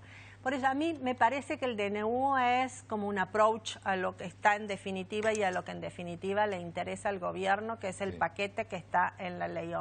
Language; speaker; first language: Spanish; native; Spanish